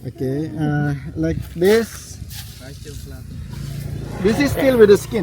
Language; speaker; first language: English; non-native, learner; Indonesian